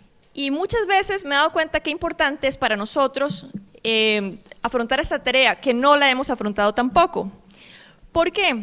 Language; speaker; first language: Spanish; native; Spanish